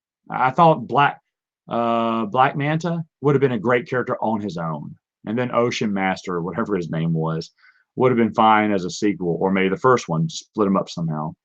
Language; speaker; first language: English; native; English